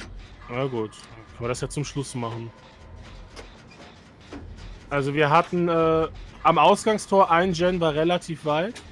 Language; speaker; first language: German; native; German